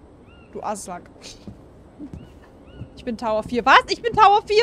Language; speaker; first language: German; native; German